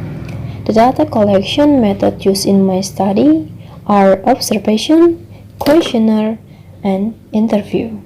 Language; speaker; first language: English; non-native, learner; Indonesian